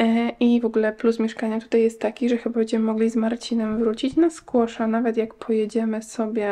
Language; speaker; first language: Polish; native; Polish